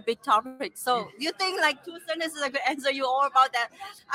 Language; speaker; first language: English; non-native, fluent; Chinese